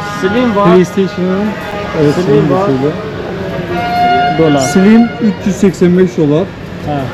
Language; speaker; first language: Turkish; non-native, learner; Kurdish